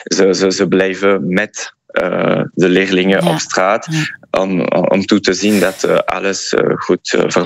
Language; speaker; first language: Dutch; non-native, fluent; French